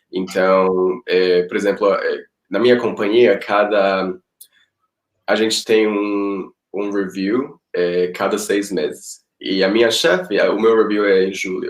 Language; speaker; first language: Portuguese; non-native, fluent; Spanish